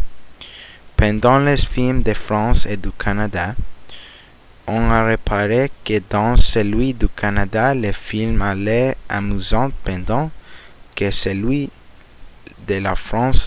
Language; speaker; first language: French; non-native, learner; Spanish